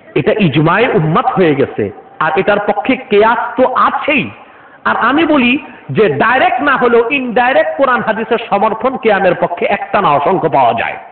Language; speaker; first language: Bangla; non-native, local second language; Urdu